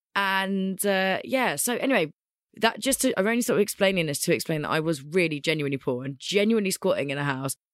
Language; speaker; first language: English; native; English